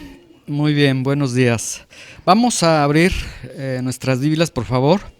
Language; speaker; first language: Spanish; native; Spanish